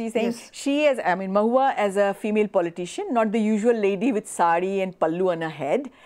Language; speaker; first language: Hindi; native; Hindi